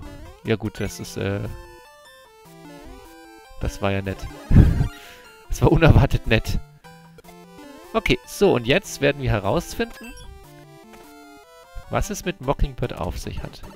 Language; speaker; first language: German; native; German